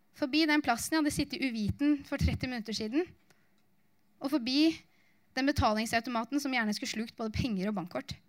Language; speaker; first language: Norwegian; native; Norwegian